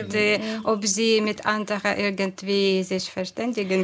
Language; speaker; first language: German; non-native, fluent; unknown